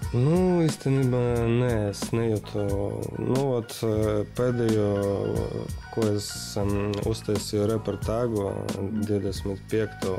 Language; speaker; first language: Latvian; non-native, local second language; Russian